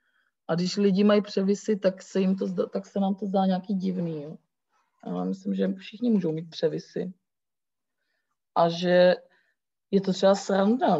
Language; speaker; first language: Czech; native; Czech